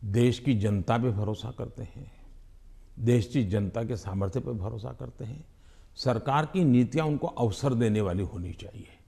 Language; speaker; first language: Hindi; non-native, local second language; Gujarati